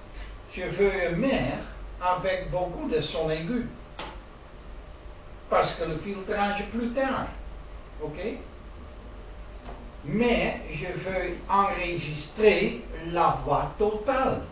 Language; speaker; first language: French; non-native, learner; Dutch